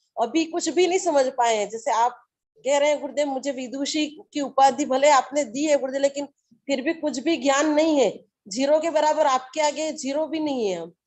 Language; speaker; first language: Hindi; native; Hindi